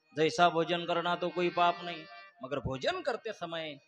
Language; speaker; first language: Hindi; non-native, local second language; Marathi